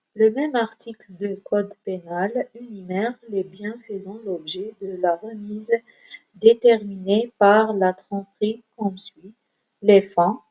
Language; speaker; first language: French; non-native, local second language; Arabic